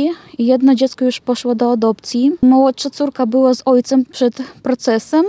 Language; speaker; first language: Polish; non-native, fluent; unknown